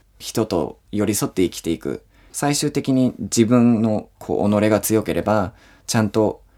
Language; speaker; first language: Japanese; non-native, fluent; English